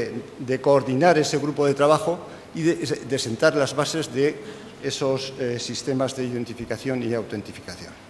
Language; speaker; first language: Spanish; native; Spanish